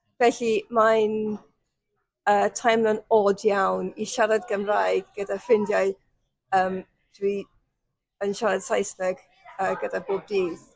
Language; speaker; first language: Welsh; non-native, local second language; English